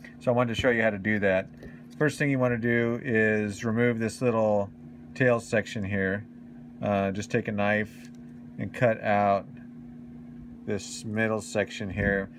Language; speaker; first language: English; native; English